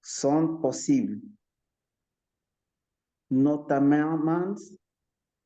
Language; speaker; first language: French; non-native, learner; Spanish